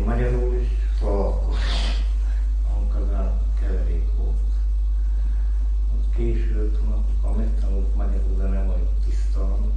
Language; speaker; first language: Hungarian; non-native, local second language; Slovak